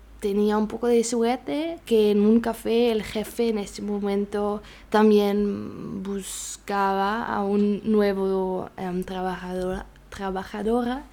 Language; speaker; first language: Spanish; non-native, learner; German